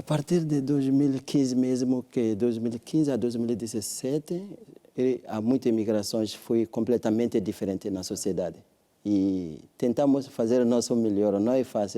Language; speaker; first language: Portuguese; non-native, learner; French